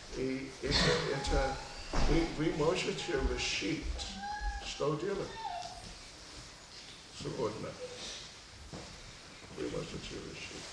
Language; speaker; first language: Russian; non-native, learner; English